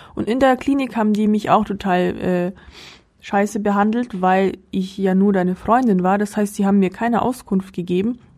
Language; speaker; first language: German; early bilingual, other home language; Russian